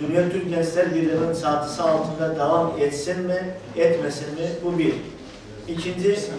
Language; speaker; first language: Turkish; native; Turkish